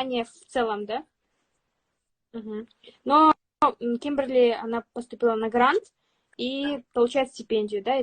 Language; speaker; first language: Russian; native; Russian